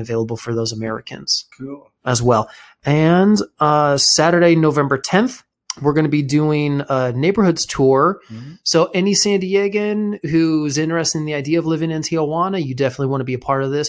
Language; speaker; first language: English; native; English